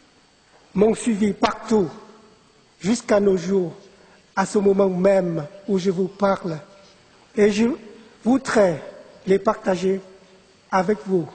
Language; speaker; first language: French; non-native, fluent; Vietnamese